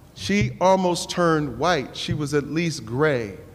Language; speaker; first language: English; native; English